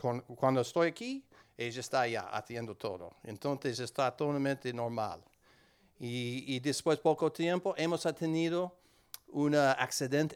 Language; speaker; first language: Spanish; non-native, learner; English